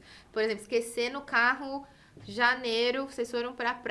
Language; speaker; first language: Portuguese; native; Portuguese